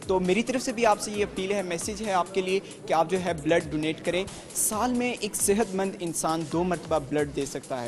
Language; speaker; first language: Urdu; native; Urdu